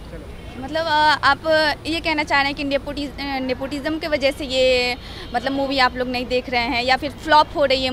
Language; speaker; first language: Hindi; native; Hindi